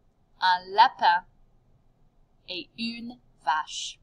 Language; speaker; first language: French; non-native, fluent; English